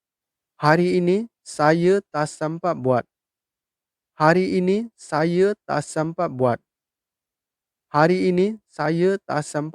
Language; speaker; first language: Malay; non-native, fluent; Burmese